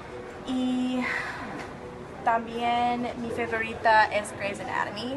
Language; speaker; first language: Spanish; non-native, learner; English